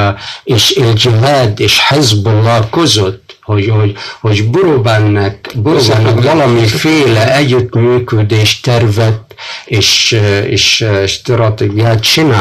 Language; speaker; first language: Hungarian; non-native, fluent; Arabic